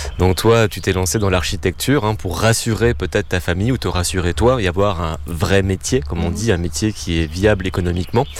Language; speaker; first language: French; native; French